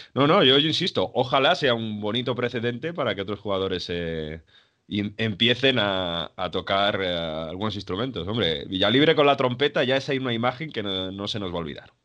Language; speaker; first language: Spanish; native; Spanish